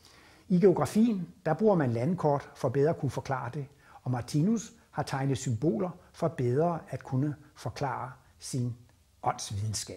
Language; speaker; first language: Danish; native; Danish